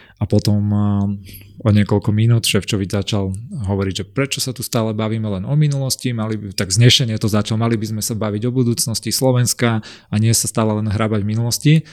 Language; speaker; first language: Slovak; native; Slovak